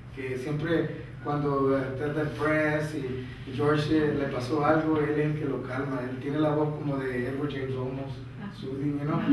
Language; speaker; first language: Spanish; early bilingual, heritage; Spanish